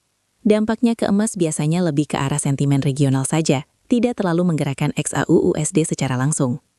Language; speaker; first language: Indonesian; native; Indonesian